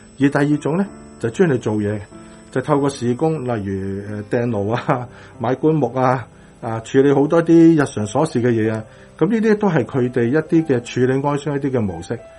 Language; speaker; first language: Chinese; non-native, local second language; Cantonese